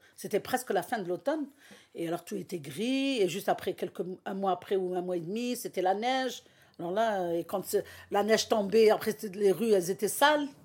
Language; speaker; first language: French; non-native, local second language; Arabic